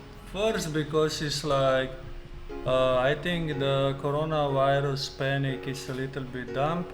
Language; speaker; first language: English; non-native, fluent; Slovenian